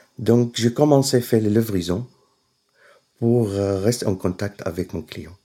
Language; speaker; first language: French; non-native, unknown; Arabic